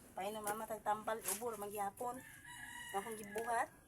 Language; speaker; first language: Filipino; non-native, local second language; Cebuano